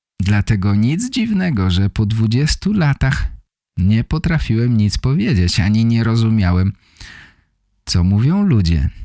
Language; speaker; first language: Polish; native; Polish